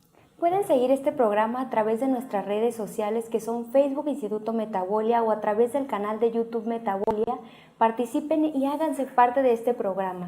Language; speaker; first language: Spanish; native; Spanish